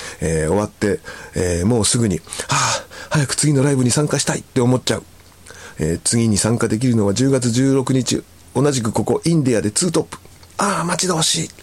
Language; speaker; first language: Japanese; native; Japanese